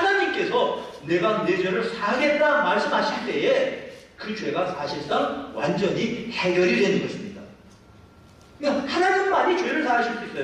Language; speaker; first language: Korean; native; Korean